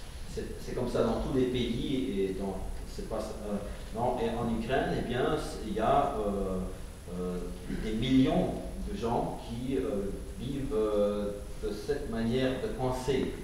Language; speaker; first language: French; non-native, fluent; Ukrainian